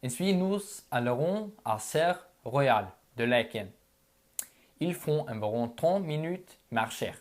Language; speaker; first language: French; non-native, learner; Norwegian